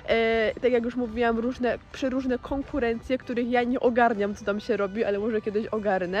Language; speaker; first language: Polish; native; Polish